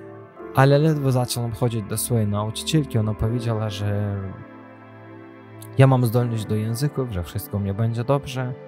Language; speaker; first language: Polish; non-native, learner; Azerbaijani